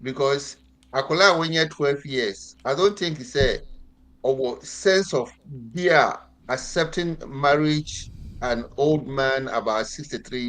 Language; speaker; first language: English; non-native, local second language; Akan